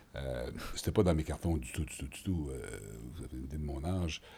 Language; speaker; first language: French; native; French